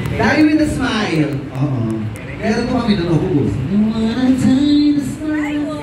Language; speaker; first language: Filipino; non-native, local second language; Pampanga